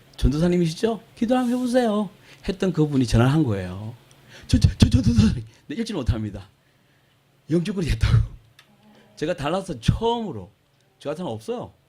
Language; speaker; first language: Korean; native; Korean